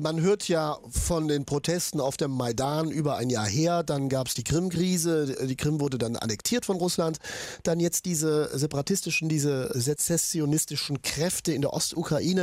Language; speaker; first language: German; native; German